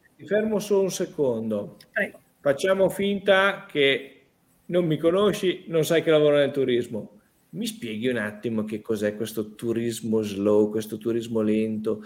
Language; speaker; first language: Italian; native; Italian